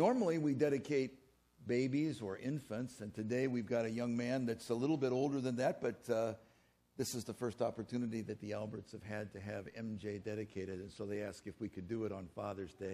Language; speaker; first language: English; native; English